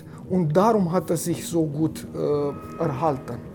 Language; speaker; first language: German; non-native, fluent; Romanian